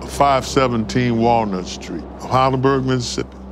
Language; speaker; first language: English; native; English